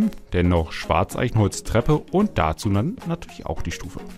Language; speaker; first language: German; native; German